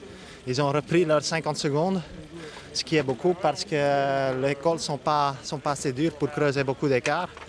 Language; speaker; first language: French; non-native, fluent; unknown